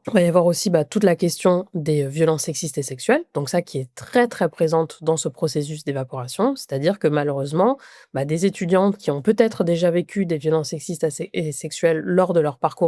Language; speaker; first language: French; native; French